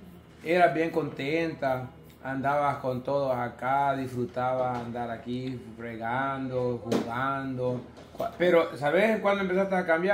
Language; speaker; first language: Spanish; native; Spanish